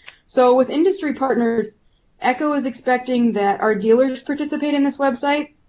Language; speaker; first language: English; native; English